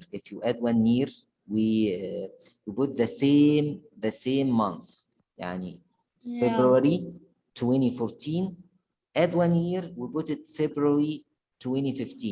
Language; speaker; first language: English; non-native, fluent; Arabic